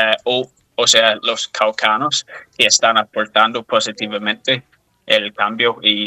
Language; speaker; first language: Spanish; non-native, fluent; English